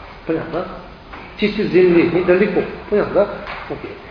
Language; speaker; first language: Russian; non-native, learner; Tibetan